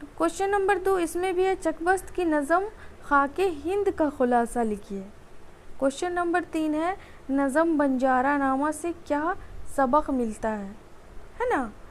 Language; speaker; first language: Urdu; native; Urdu